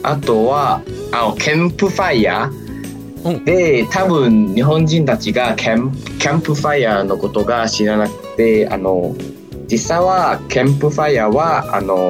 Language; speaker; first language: Japanese; non-native, fluent; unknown